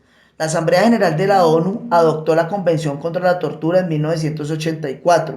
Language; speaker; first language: Spanish; native; Spanish